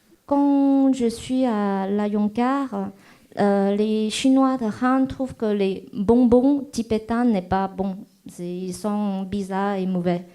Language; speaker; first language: French; non-native, fluent; Chinese